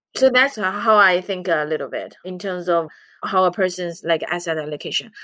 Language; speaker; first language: English; non-native, fluent; Chinese